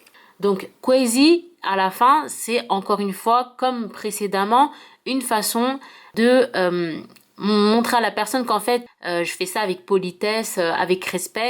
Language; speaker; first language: French; early bilingual, heritage; French